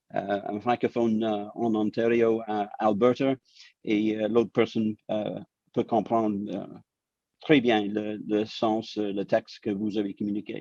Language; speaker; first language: French; non-native, local second language; English